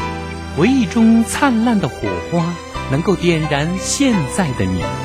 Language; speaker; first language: Chinese; native; Chinese